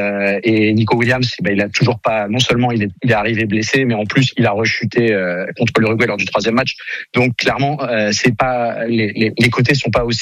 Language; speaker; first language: French; native; French